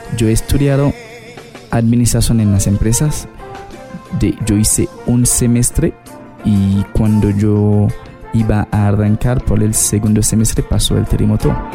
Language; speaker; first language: Spanish; non-native, fluent; Haitian Creole